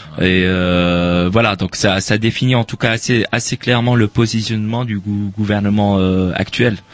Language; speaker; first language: French; non-native, local second language; Arabic